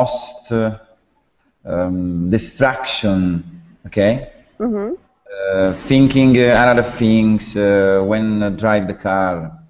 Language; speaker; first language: English; non-native, learner; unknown